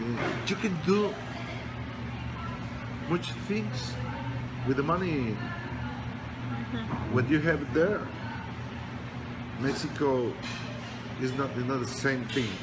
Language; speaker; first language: English; non-native, learner; Spanish